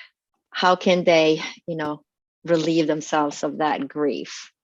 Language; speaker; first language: English; native; English